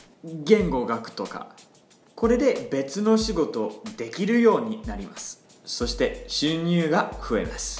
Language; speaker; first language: Japanese; non-native, fluent; English